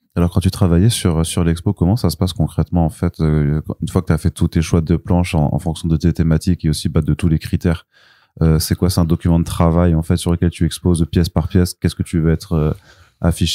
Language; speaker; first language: French; native; French